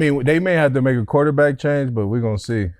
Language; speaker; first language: English; native; English